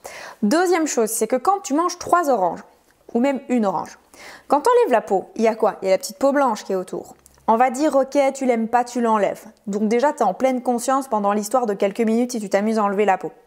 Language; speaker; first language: French; native; French